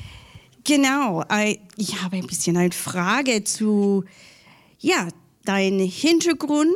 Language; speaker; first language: German; non-native, learner; English